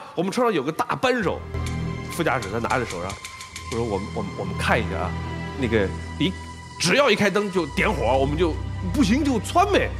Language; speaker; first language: Chinese; native; Chinese